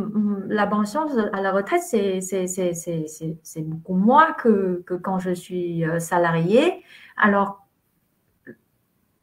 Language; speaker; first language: French; non-native, fluent; Vietnamese